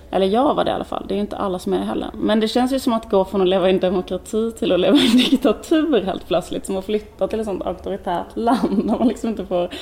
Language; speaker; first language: Swedish; native; Swedish